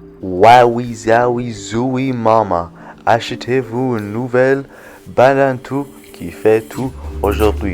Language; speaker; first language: French; non-native, learner; English